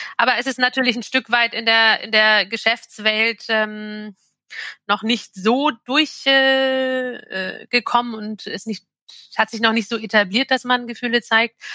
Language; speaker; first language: German; early bilingual, other home language; Turkish